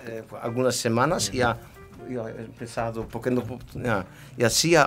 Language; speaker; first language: Spanish; non-native, learner; Dutch